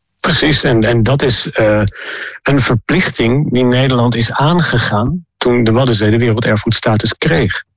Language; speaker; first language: Dutch; native; Dutch